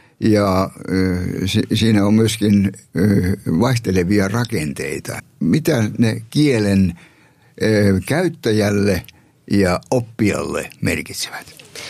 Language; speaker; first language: Finnish; native; Finnish